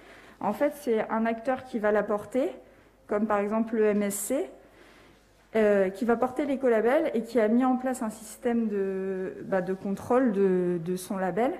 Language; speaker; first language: French; native; French